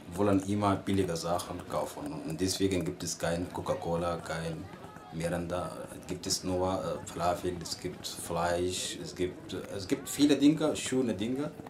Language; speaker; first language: German; non-native, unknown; Arabic